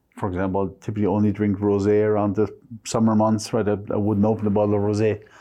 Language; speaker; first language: English; non-native, fluent; Spanish